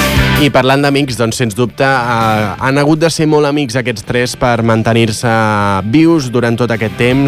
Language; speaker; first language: Catalan; native; Catalan